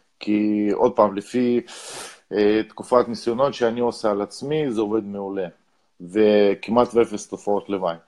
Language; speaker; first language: Hebrew; non-native, fluent; Russian